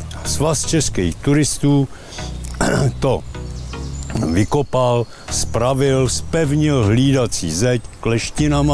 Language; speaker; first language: Czech; native; Czech